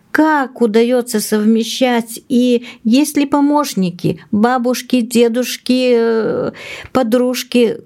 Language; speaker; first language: Russian; native; Russian